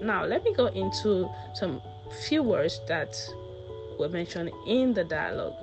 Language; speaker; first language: English; non-native, local second language; Yoruba